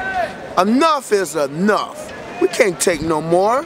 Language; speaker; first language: English; native; English